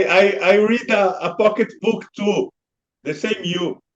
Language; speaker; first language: English; non-native, learner; Portuguese